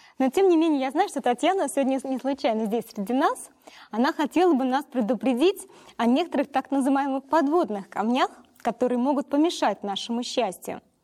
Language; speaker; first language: Russian; native; Russian